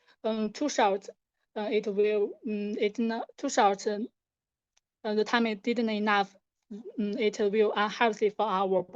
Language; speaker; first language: English; non-native, learner; Chinese